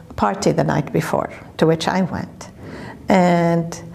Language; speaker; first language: English; non-native, fluent; Arabic